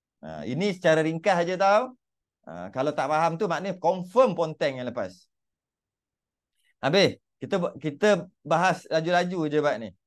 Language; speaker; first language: Malay; native; Malay